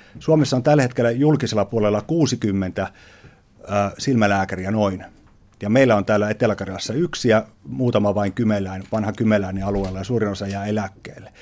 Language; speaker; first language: Finnish; native; Finnish